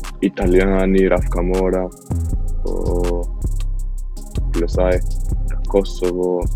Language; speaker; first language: Italian; non-native, learner; Albanian